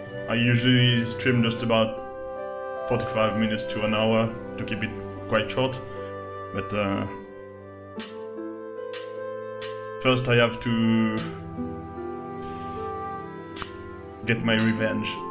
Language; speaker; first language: English; non-native, fluent; French